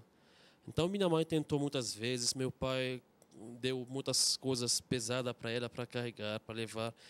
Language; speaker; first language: Portuguese; non-native, fluent; Arabic